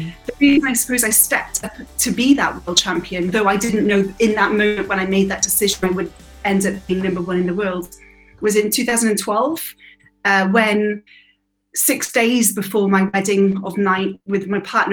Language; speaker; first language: English; native; English